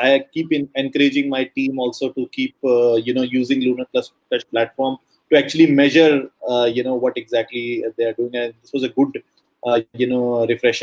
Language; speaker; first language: English; non-native, local second language; Hindi